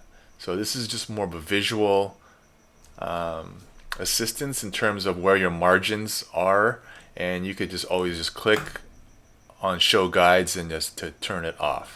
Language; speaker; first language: English; native; English